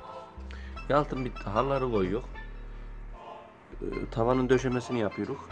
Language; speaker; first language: Turkish; native; Turkish